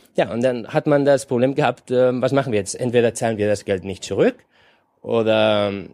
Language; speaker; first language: German; non-native, fluent; Spanish